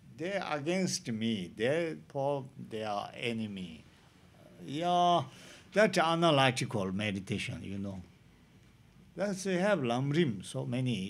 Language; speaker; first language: English; non-native, learner; Tibetan